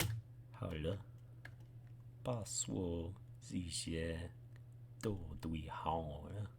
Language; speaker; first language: Chinese; non-native, learner; English